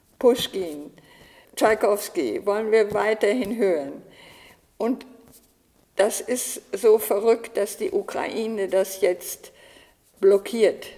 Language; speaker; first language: German; native; German